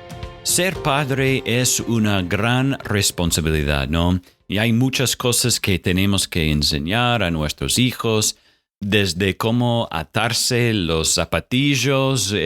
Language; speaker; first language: Spanish; non-native, fluent; English